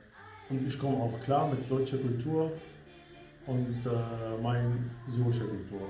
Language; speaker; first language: German; non-native, fluent; Arabic